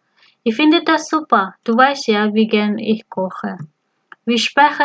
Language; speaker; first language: German; non-native, fluent; Indonesian